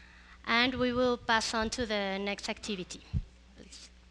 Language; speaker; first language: English; non-native, fluent; Spanish